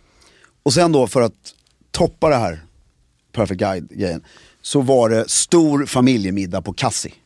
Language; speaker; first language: Swedish; native; Swedish